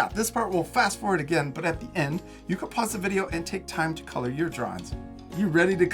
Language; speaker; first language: English; native; English